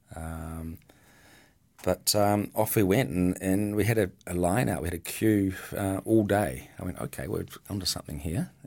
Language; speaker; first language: English; native; English